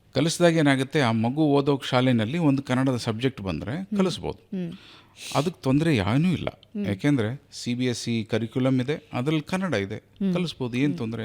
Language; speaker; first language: Kannada; native; Kannada